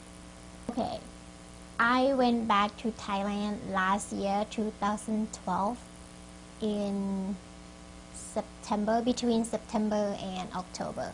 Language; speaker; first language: English; non-native, fluent; Thai